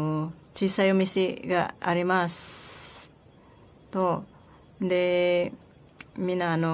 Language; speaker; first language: Japanese; non-native, learner; Filipino